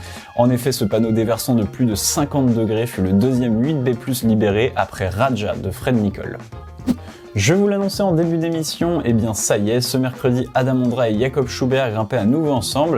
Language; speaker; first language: French; native; French